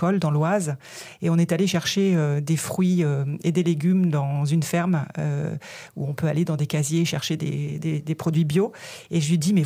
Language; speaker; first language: French; native; French